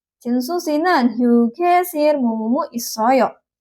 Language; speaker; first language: Korean; non-native, learner; Indonesian